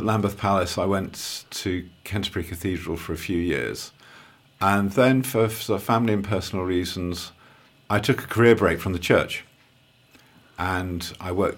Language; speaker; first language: English; native; English